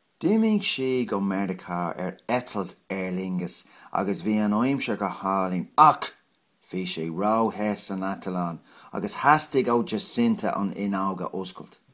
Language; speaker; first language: Irish; non-native, local second language; English